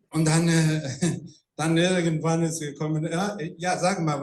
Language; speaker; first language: German; non-native, fluent; Rundi